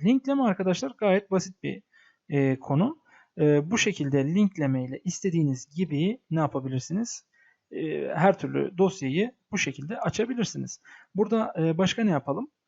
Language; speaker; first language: Turkish; native; Turkish